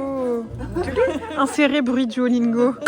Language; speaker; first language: French; native; French